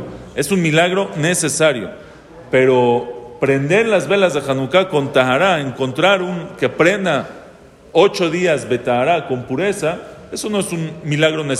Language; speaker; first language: Spanish; native; Spanish